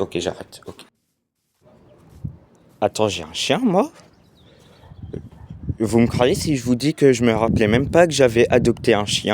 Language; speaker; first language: French; native; French